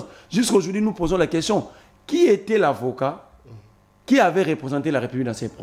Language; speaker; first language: French; non-native, local second language; Lingala